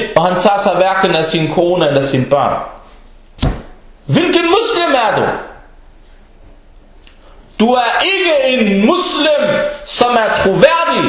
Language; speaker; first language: Danish; non-native, local second language; Arabic